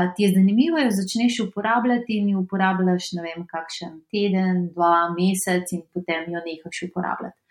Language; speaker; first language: Slovenian; non-native, fluent; Macedonian